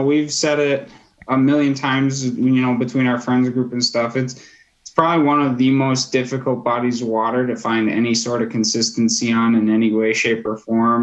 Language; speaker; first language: English; native; English